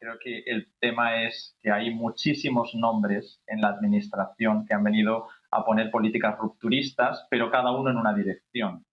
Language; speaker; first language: Spanish; native; Spanish